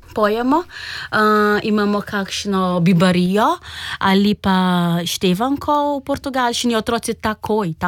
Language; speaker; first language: Slovenian; non-native, fluent; Portuguese